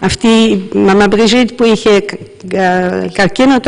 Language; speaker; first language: Greek; native; Greek